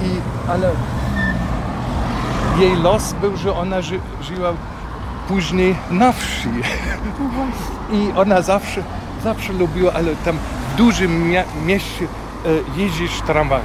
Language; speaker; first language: Polish; non-native, fluent; German